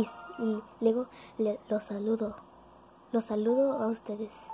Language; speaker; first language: Spanish; early bilingual, heritage; Spanish